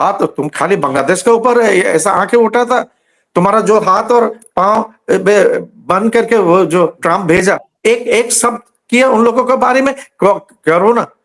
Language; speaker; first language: Hindi; non-native, learner; Bangla